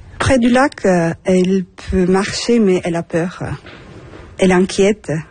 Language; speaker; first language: French; non-native, learner; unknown